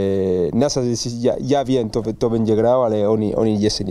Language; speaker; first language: Polish; non-native, learner; Spanish